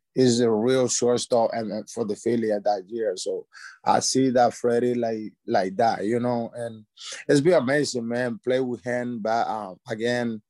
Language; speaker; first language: English; non-native, learner; Spanish